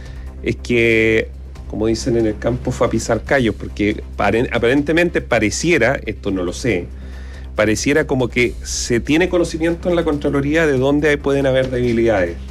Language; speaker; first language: Spanish; native; Spanish